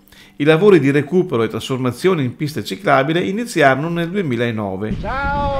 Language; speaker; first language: Italian; native; Italian